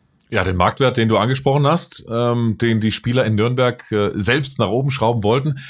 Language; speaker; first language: German; native; German